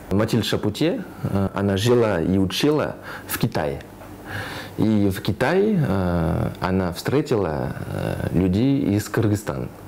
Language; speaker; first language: Russian; non-native, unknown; French